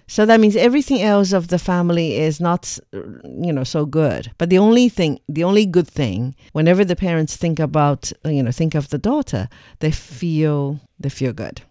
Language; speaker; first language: English; non-native, fluent; Chinese